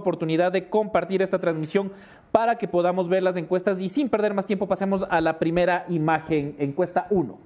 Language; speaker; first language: Spanish; native; Spanish